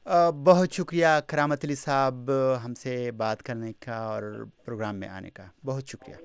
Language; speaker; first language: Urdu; non-native, local second language; Pashto